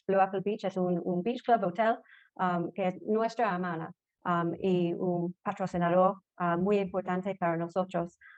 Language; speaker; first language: Spanish; non-native, fluent; English